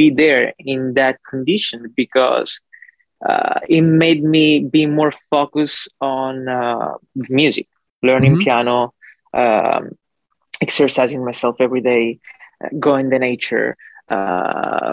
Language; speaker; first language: English; non-native, fluent; Italian